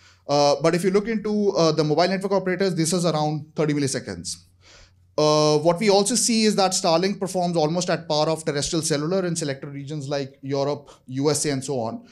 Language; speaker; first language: English; non-native, fluent; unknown